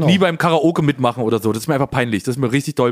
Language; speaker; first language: German; native; German